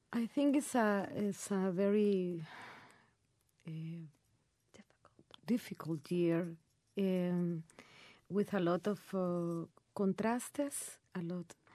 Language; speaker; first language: English; non-native, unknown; Spanish